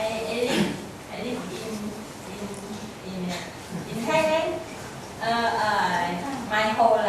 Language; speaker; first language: English; non-native, learner; Thai